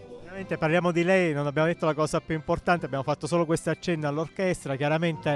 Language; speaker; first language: Italian; native; Italian